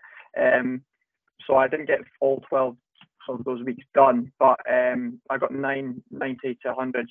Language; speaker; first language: English; native; English